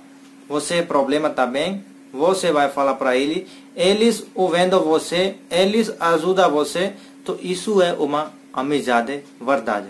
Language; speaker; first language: Portuguese; non-native, learner; Hindi